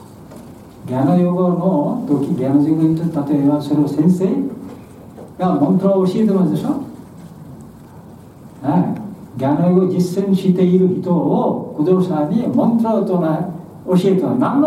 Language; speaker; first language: Japanese; non-native, learner; Bangla